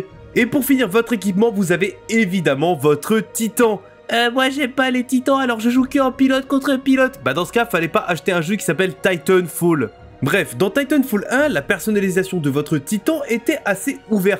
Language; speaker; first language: French; native; French